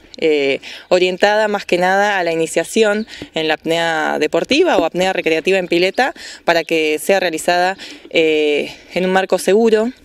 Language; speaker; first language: Spanish; native; Spanish